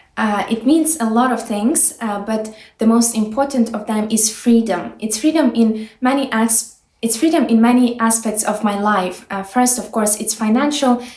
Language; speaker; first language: English; non-native, fluent; Ukrainian